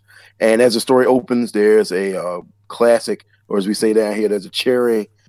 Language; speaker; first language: English; native; English